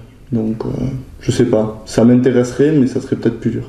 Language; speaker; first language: French; native; French